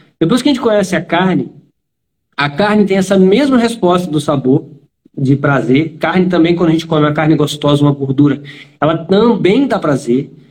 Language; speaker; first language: Portuguese; native; Portuguese